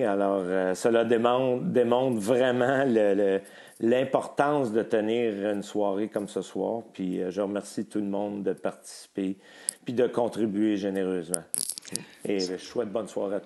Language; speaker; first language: French; native; French